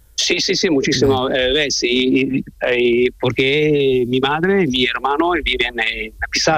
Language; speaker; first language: Spanish; non-native, learner; Italian